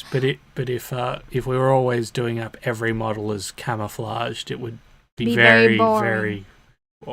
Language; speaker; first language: English; native; English